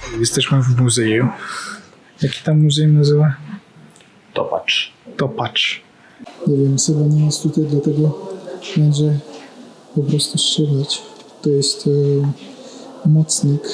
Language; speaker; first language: Polish; non-native, learner; Russian